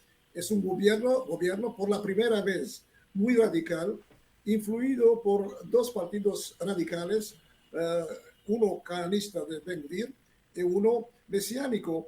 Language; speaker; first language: Spanish; non-native, fluent; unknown